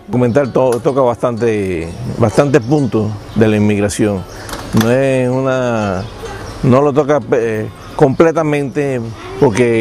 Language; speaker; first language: Spanish; non-native, fluent; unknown